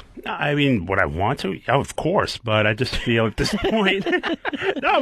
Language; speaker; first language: English; native; English